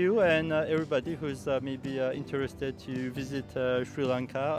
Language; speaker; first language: English; non-native, fluent; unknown